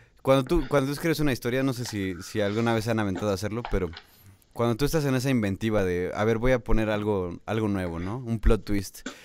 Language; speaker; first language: Spanish; native; Spanish